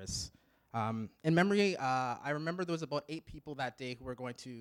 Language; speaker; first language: English; native; English